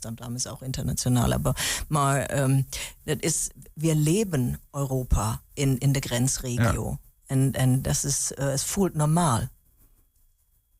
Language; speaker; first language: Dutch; non-native, learner; German